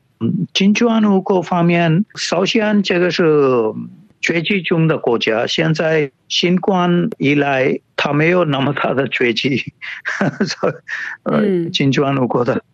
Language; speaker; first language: Chinese; non-native, fluent; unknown